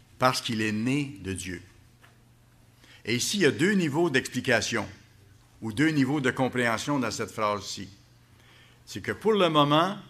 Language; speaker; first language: French; native; French